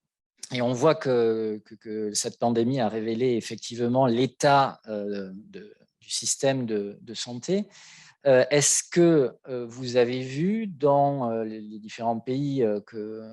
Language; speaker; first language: French; native; French